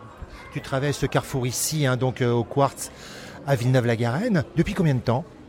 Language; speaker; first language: French; native; French